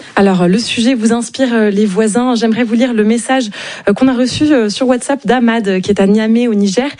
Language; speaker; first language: French; native; French